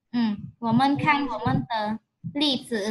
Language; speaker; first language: Chinese; non-native, fluent; Vietnamese